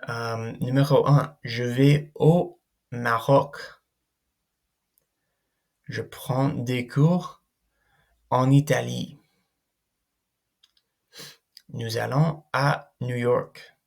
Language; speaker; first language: French; non-native, fluent; English